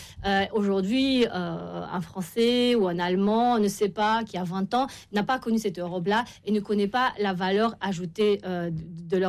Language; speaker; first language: French; non-native, fluent; Romanian